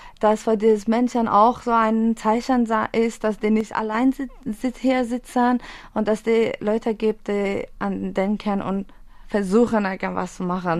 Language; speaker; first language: German; non-native, fluent; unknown